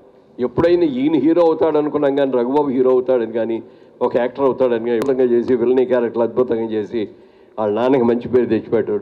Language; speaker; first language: Telugu; native; Telugu